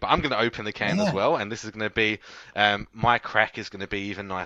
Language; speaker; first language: English; native; English